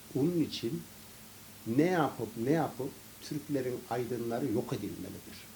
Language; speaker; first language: Turkish; native; Turkish